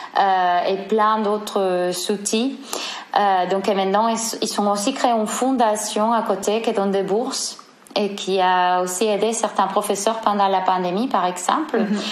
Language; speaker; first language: French; non-native, fluent; Spanish